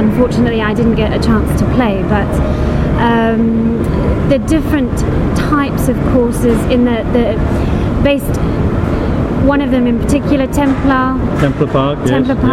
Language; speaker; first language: English; native; English